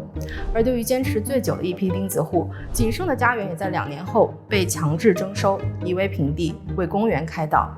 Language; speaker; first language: Chinese; native; Chinese